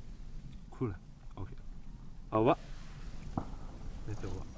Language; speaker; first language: French; non-native, learner; Chinese